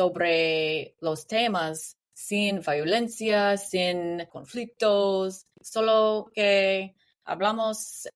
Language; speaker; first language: Spanish; non-native, learner; English